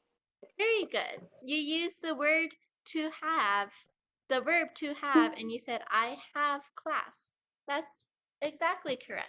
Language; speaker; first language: English; non-native, fluent; Chinese